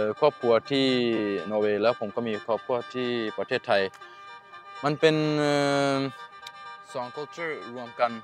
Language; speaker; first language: Thai; early bilingual, heritage; Norwegian